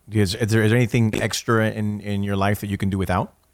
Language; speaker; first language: English; early bilingual, other home language; Spanish